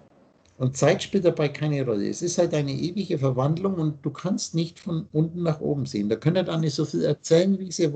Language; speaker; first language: German; native; German